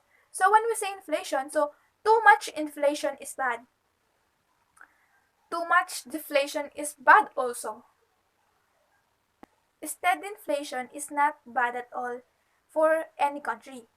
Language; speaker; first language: English; non-native, local second language; Filipino